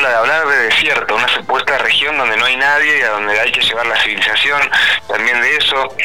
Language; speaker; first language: Spanish; native; Spanish